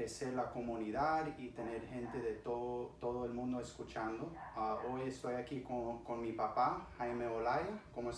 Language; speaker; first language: Spanish; early bilingual, other home language; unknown